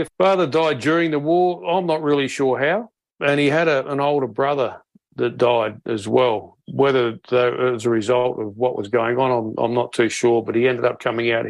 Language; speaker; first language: English; native; English